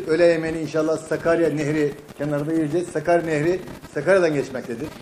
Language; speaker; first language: Turkish; native; Turkish